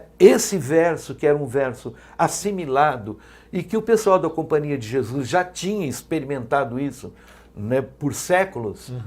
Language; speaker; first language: Portuguese; native; Portuguese